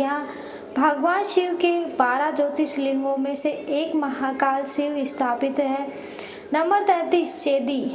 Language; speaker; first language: Hindi; native; Hindi